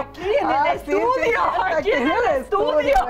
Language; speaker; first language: Spanish; native; Spanish